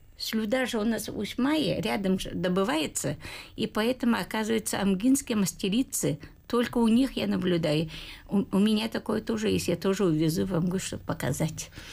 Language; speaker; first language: Russian; non-native, local second language; Yakut